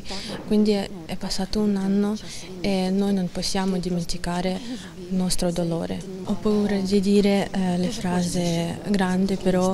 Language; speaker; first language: Italian; non-native, fluent; Ukrainian